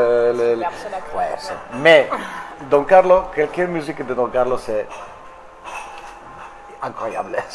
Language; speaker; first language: French; non-native, fluent; Italian